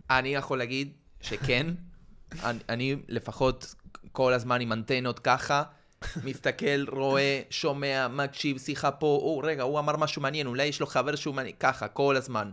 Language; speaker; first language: Hebrew; non-native, fluent; Spanish